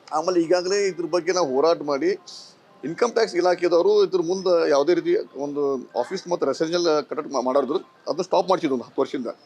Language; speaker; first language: Kannada; native; Kannada